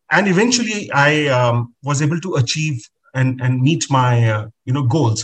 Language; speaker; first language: English; non-native, local second language; Hindi